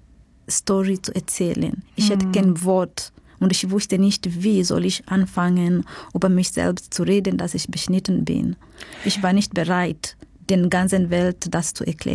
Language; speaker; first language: German; non-native, learner; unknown